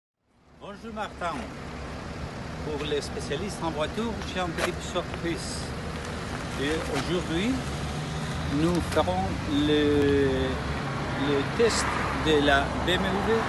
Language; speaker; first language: French; non-native, learner; Spanish